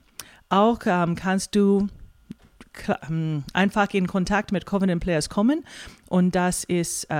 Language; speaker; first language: German; non-native, fluent; English